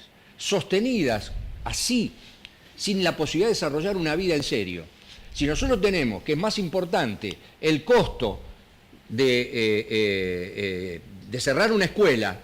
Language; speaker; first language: Spanish; native; Spanish